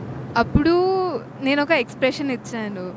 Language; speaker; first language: Telugu; non-native, local second language; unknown